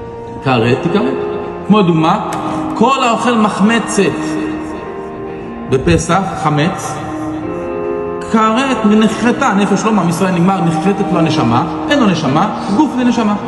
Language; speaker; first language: Hebrew; native; Hebrew